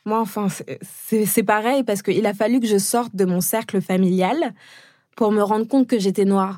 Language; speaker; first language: French; native; French